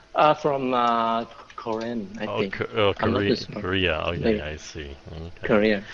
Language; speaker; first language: English; non-native, learner; Vietnamese